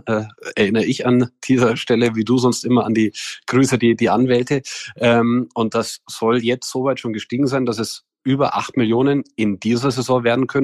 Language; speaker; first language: German; native; German